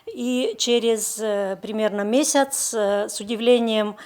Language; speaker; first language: Russian; native; Russian